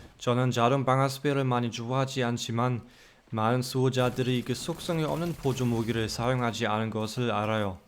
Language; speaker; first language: Korean; non-native, fluent; German